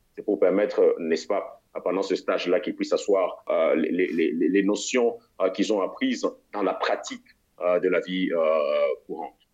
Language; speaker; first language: French; non-native, local second language; Lingala